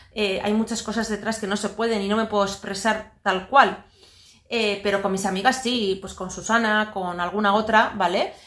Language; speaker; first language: Spanish; non-native, local second language; Basque